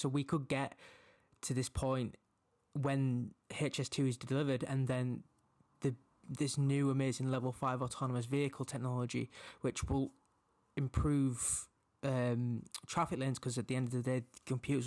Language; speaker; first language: English; native; English